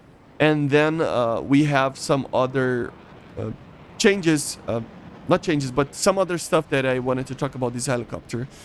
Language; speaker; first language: English; non-native, fluent; Portuguese